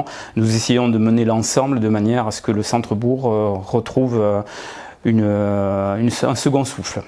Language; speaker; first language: French; native; French